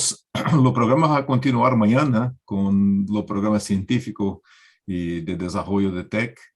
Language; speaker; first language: Spanish; non-native, learner; Portuguese